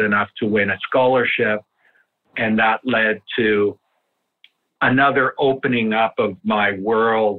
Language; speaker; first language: English; early bilingual, other home language; Italian